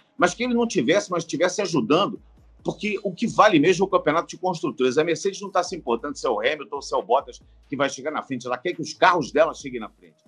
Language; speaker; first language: Portuguese; native; Portuguese